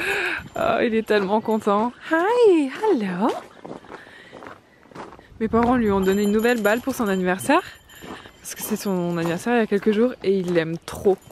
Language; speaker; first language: French; native; French